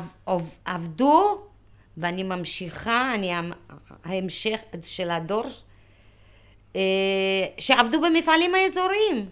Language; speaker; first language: Hebrew; early bilingual, other home language; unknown